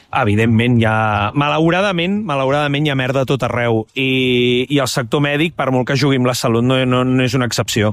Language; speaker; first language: Catalan; native; Catalan